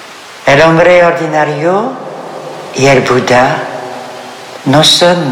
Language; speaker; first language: Spanish; non-native, fluent; French